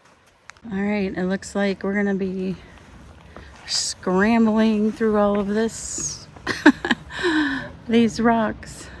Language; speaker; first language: English; native; English